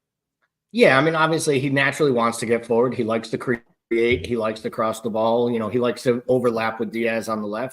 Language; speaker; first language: English; native; English